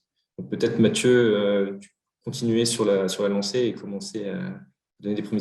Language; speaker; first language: French; native; French